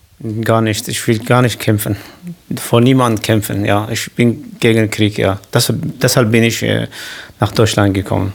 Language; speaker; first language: German; non-native, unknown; Kurdish